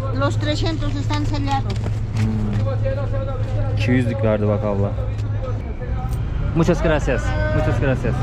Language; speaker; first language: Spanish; non-native, learner; Turkish